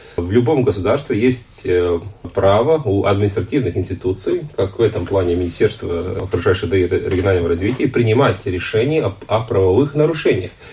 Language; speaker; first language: Russian; non-native, local second language; Latvian